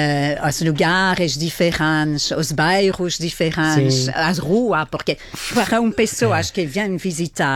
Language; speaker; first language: Portuguese; non-native, fluent; French